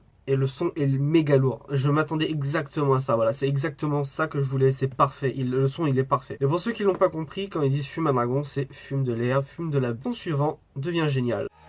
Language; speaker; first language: French; native; French